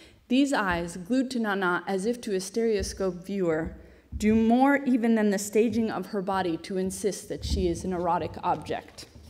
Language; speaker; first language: English; native; English